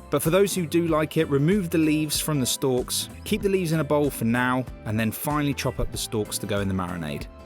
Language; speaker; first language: English; native; English